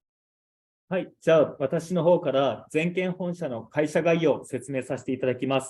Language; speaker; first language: Japanese; native; Japanese